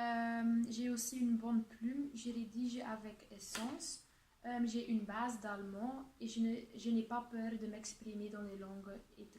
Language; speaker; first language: French; non-native, local second language; Dutch